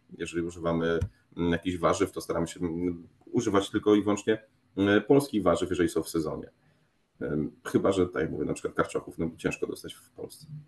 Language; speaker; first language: Polish; native; Polish